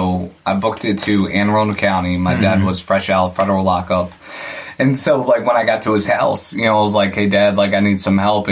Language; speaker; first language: English; native; English